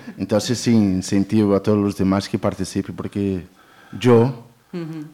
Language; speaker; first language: Spanish; non-native, learner; Portuguese